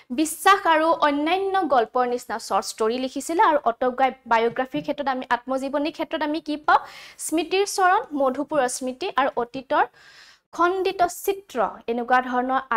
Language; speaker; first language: Assamese; native; Assamese